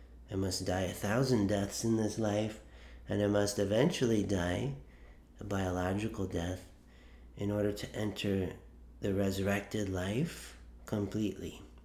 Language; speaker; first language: English; native; English